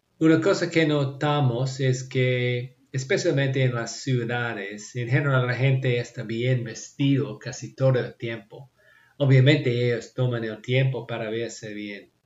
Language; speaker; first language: Spanish; non-native, learner; English